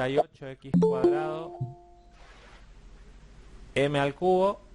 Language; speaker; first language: Spanish; native; Spanish